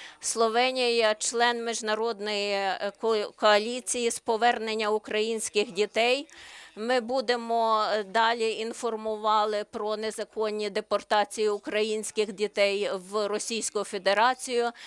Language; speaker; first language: Ukrainian; non-native, learner; Slovenian